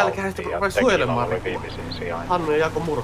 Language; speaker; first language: Finnish; native; Finnish